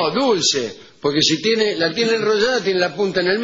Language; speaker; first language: Spanish; native; Spanish